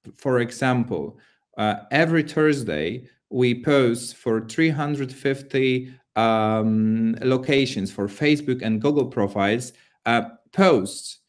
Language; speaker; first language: English; non-native, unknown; Polish